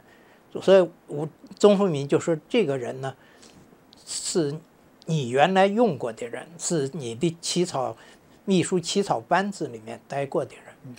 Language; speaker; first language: Chinese; native; Chinese